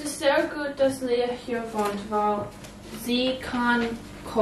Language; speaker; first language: German; non-native, learner; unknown